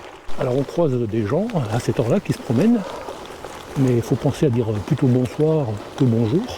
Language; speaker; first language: French; native; French